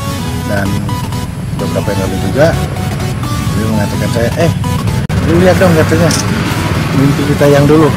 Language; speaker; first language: Indonesian; native; Indonesian